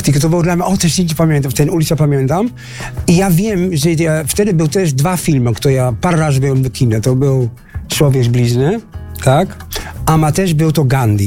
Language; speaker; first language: Polish; early bilingual, heritage; Dutch